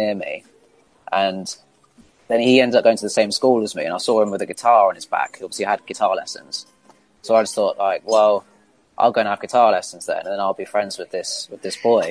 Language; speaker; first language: English; native; English